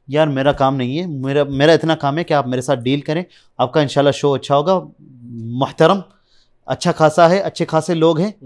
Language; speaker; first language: Urdu; early bilingual, heritage; Urdu